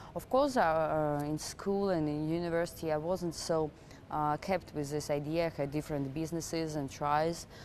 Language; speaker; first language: English; non-native, fluent; Russian